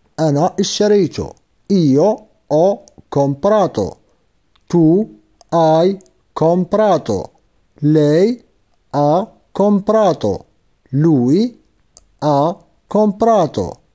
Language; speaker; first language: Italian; non-native, fluent; Arabic